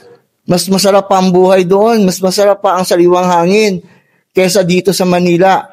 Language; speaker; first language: Filipino; native; Filipino